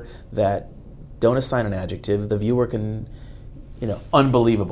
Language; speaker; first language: English; native; English